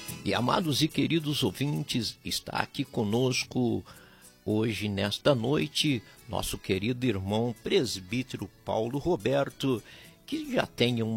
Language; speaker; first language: Portuguese; native; Portuguese